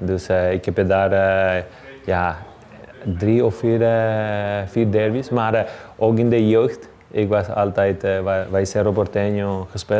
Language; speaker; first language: Dutch; non-native, learner; Spanish